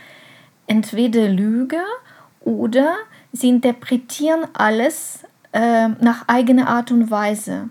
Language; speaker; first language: German; non-native, fluent; Russian